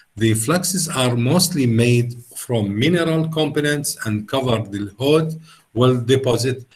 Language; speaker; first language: English; non-native, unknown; Arabic